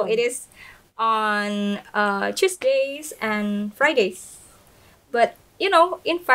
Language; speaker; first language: English; non-native, fluent; Indonesian